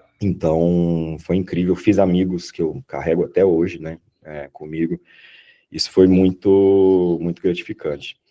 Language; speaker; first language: Portuguese; native; Portuguese